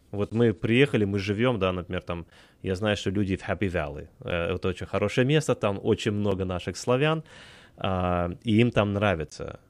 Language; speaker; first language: Russian; native; Russian